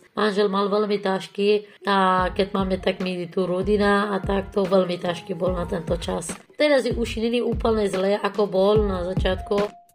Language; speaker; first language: Slovak; non-native, learner; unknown